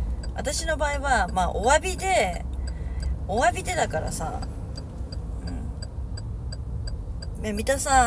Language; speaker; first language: Japanese; native; Japanese